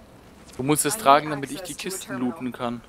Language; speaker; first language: German; native; German